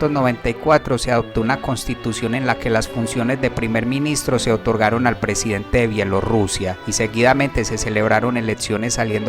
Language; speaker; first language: Spanish; native; Spanish